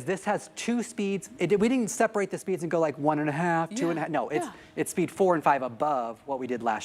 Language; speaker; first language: English; native; English